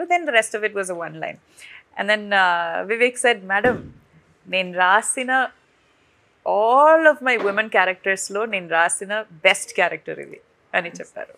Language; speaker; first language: Telugu; non-native, fluent; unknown